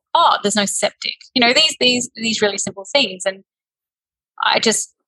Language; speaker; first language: English; native; English